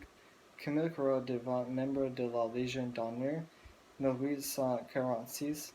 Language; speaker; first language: French; non-native, learner; English